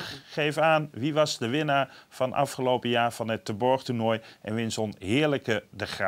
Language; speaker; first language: Dutch; native; Dutch